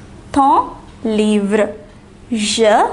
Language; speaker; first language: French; non-native, fluent; English